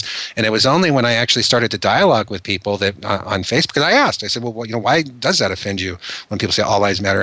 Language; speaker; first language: English; native; English